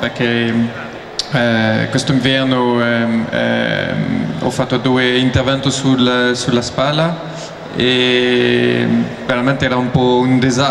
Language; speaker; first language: Italian; non-native, learner; French